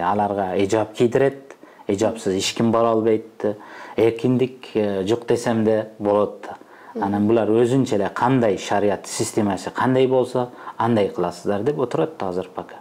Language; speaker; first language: Kyrgyz; non-native, fluent; Uzbek